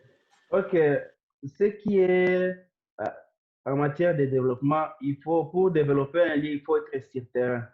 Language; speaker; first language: French; non-native, local second language; Swahili